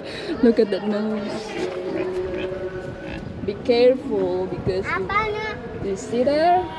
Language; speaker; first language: English; non-native, learner; Indonesian